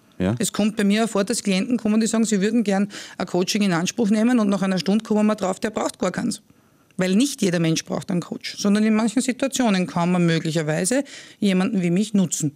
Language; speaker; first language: German; native; German